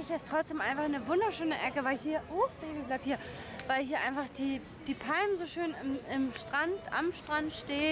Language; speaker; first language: German; native; German